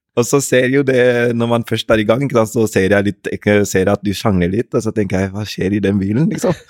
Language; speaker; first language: Norwegian; early bilingual, other home language; Rundi